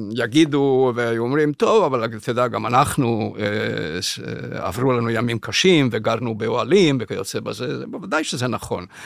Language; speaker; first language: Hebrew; early bilingual, other home language; Spanish